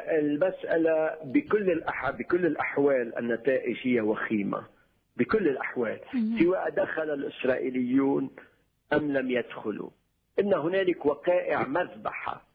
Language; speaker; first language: Arabic; native; Arabic